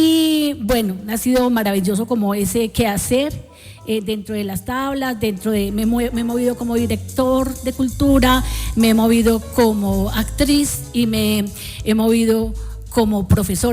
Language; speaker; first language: Spanish; native; Spanish